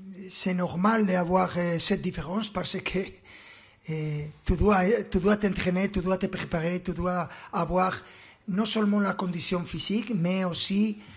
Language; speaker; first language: French; non-native, fluent; Spanish